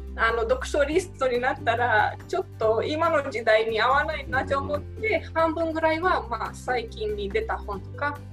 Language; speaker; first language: Japanese; non-native, fluent; Romanian